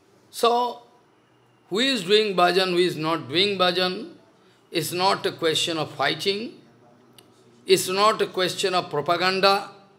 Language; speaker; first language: English; non-native, local second language; Bangla